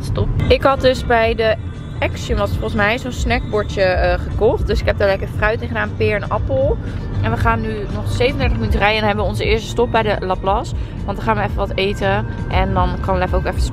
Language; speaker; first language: Dutch; native; Dutch